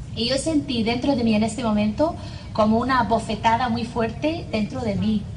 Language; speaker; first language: Spanish; non-native, fluent; English